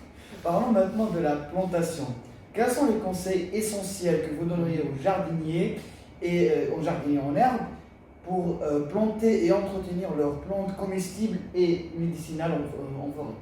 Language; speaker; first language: French; native; French